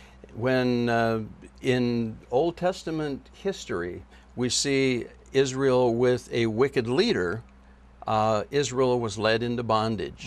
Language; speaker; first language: English; native; English